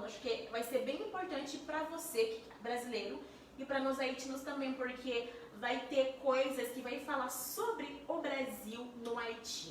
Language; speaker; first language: Portuguese; non-native, fluent; Haitian Creole